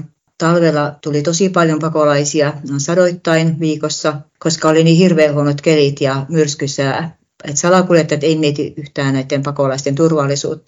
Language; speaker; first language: Finnish; native; Finnish